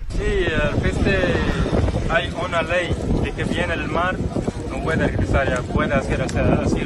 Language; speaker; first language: Spanish; non-native, learner; Arabic